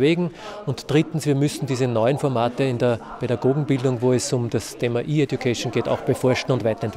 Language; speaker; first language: German; native; German